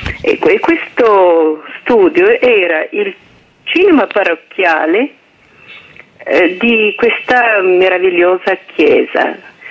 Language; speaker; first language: Italian; non-native, fluent; Russian